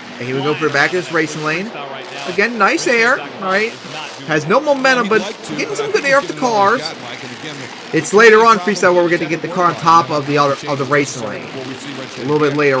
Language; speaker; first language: English; native; English